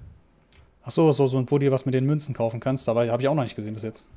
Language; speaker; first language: German; native; German